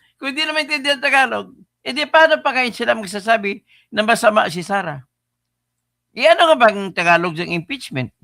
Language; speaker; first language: Filipino; non-native, local second language; Hiligaynon